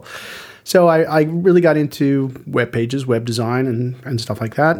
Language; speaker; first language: English; native; English